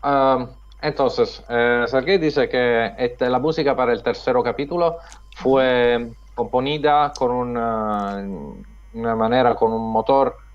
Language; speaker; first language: Spanish; non-native, fluent; Italian